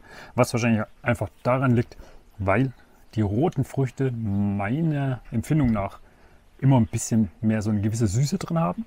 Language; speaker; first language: German; native; German